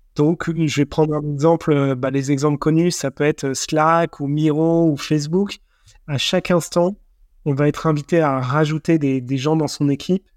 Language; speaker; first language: French; native; French